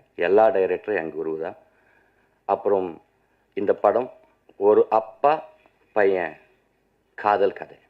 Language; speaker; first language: Tamil; non-native, learner; Telugu